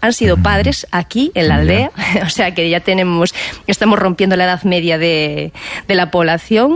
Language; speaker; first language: Spanish; native; Spanish